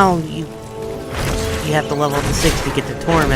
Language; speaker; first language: English; native; English